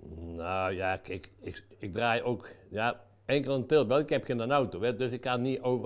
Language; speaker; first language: Dutch; native; Dutch